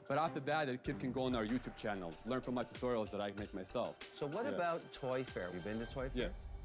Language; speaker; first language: English; early bilingual, other home language; Ukrainian